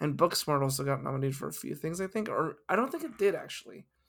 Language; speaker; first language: English; early bilingual, other home language; Spanish